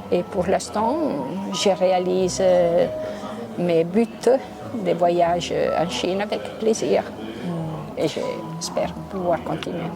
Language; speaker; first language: French; non-native, local second language; Italian